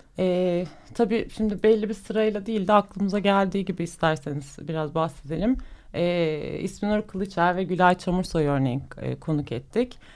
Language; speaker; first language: Turkish; native; Turkish